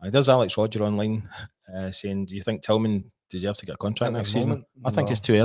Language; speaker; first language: English; native; English